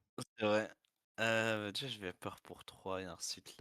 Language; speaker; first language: French; native; French